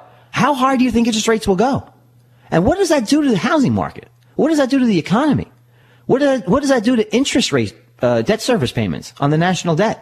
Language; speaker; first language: English; native; English